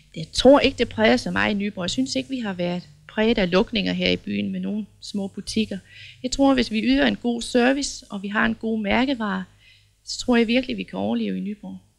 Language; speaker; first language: Danish; native; Danish